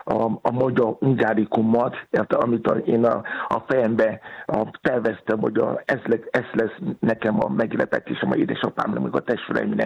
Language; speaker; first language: Hungarian; non-native, learner; Yoruba